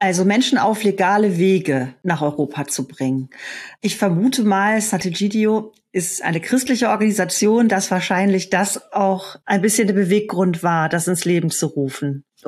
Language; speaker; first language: German; native; German